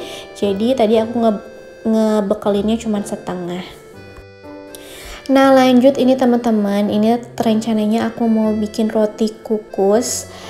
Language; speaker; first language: Indonesian; native; Indonesian